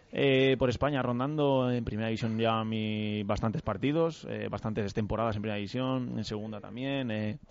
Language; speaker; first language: Spanish; native; Spanish